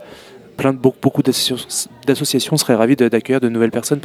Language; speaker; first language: French; native; French